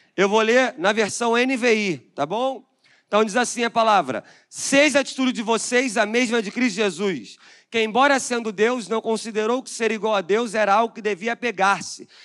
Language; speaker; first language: Portuguese; native; Portuguese